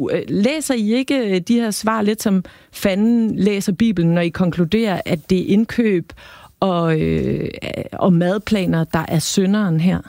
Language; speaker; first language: Danish; native; Danish